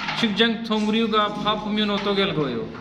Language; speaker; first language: Korean; non-native, fluent; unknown